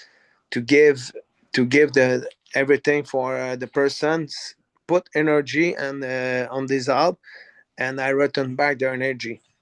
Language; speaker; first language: English; non-native, learner; French